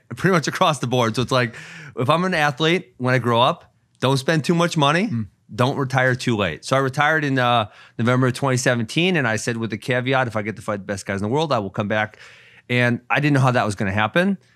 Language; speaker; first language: English; native; English